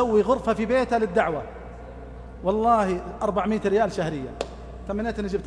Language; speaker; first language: Arabic; native; Arabic